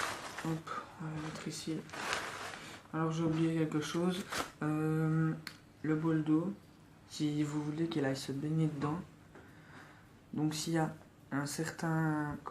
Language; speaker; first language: French; native; French